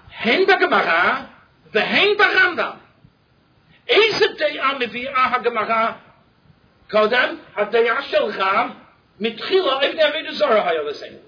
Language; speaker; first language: Hebrew; non-native, fluent; English